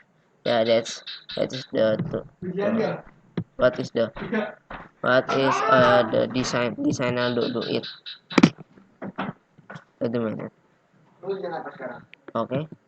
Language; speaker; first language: English; non-native, learner; Indonesian